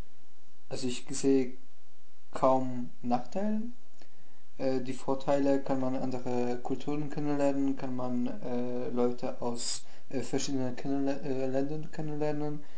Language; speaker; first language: German; non-native, fluent; Polish